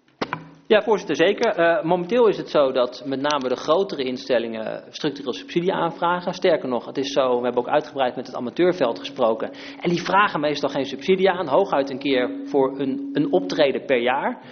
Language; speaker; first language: Dutch; native; Dutch